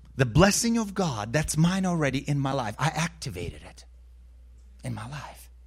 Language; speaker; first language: English; early bilingual, other home language; Ukrainian